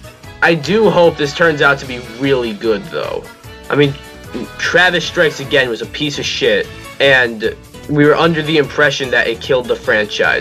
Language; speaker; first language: English; native; English